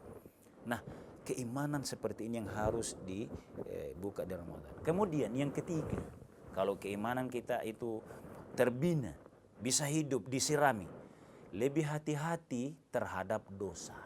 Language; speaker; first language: Indonesian; native; Indonesian